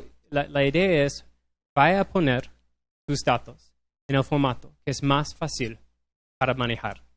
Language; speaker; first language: Spanish; non-native, learner; English